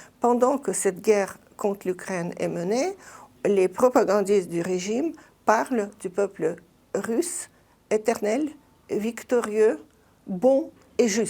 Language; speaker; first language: French; non-native, fluent; Russian